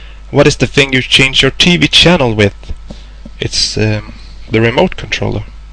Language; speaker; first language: English; non-native, fluent; Swedish